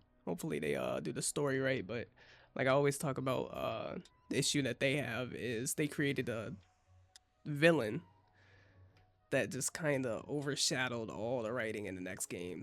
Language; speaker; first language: English; native; English